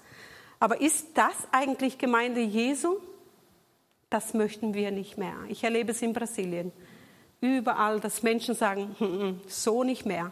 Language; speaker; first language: German; non-native, fluent; Portuguese